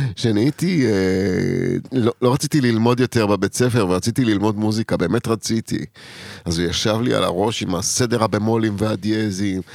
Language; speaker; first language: Hebrew; native; Hebrew